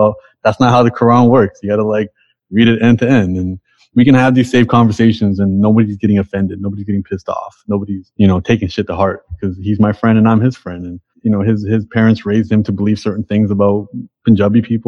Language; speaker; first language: English; native; English